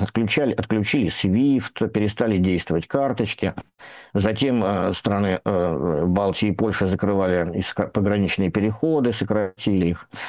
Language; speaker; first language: Russian; native; Russian